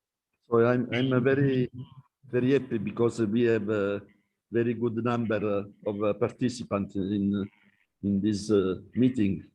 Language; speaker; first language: English; non-native, learner; Italian